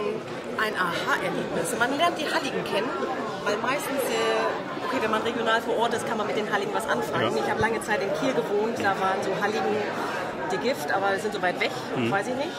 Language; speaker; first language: German; native; German